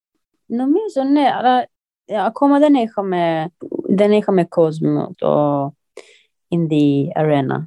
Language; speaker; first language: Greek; early bilingual, heritage; Greek